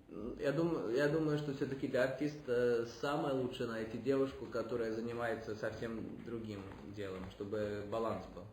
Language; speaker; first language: Russian; early bilingual, heritage; Russian